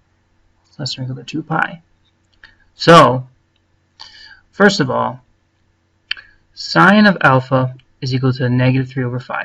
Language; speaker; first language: English; native; English